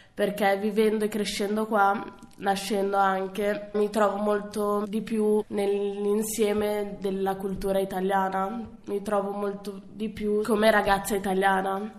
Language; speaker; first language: Italian; early bilingual, other home language; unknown